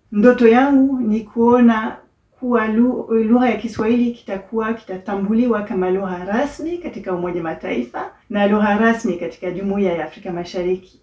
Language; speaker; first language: Swahili; non-native, fluent; French